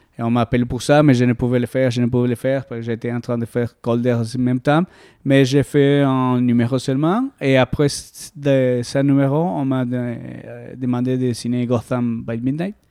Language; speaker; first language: French; non-native, learner; Spanish